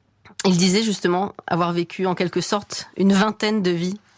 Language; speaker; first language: French; native; French